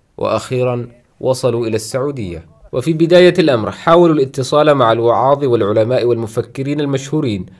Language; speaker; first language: Arabic; non-native, local second language; Somali